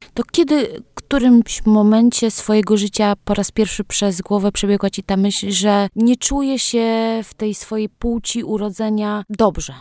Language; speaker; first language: Polish; native; Polish